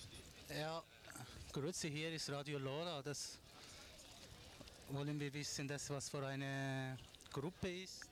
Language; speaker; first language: German; non-native, learner; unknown